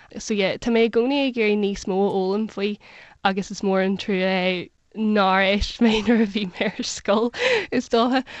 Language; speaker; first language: Irish; non-native, local second language; English